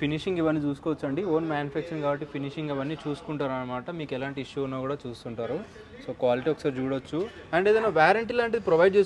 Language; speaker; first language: Telugu; native; Telugu